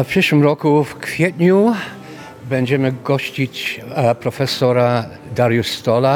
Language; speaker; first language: Polish; early bilingual, heritage; English